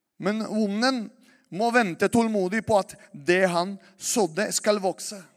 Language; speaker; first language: Norwegian; non-native, fluent; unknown